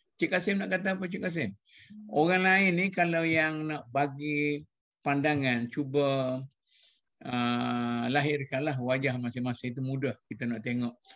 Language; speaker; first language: Malay; native; Malay